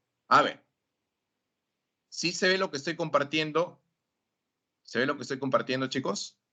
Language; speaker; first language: Spanish; native; Spanish